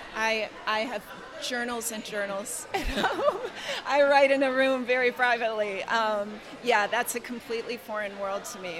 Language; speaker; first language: English; native; English